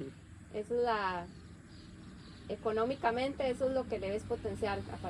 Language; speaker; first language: Spanish; native; Spanish